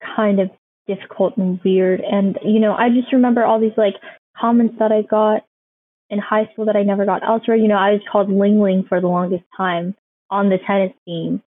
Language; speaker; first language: English; native; English